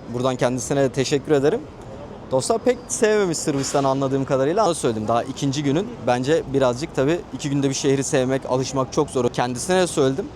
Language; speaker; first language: Turkish; native; Turkish